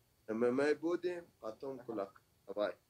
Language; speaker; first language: Russian; non-native, learner; Persian